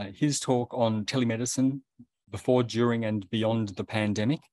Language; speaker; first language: English; native; English